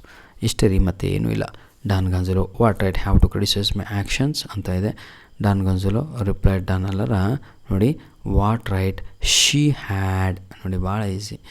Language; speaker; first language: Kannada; native; Kannada